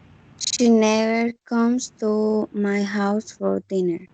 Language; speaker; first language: English; non-native, learner; Spanish